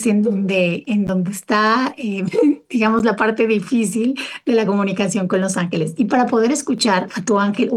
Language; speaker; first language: Spanish; native; Spanish